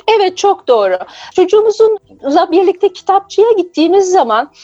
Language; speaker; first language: Turkish; native; Turkish